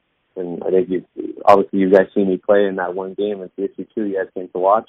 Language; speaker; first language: English; native; English